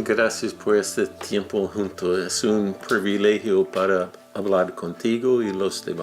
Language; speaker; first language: Spanish; non-native, fluent; English